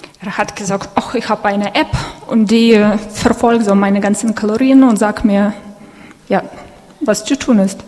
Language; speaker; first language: German; non-native, fluent; Russian